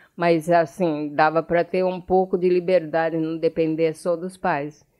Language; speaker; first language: Portuguese; non-native, fluent; Japanese